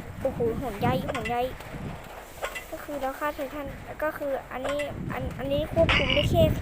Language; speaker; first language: Thai; native; Thai